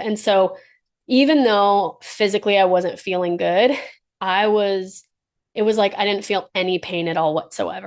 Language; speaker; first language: English; native; English